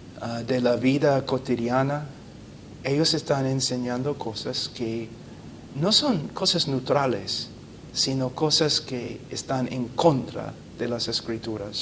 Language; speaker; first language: Spanish; non-native, fluent; English